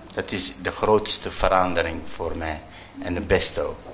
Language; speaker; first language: Dutch; non-native, fluent; Arabic